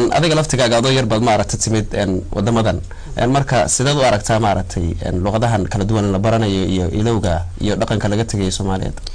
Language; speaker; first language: Somali; early bilingual, heritage; Somali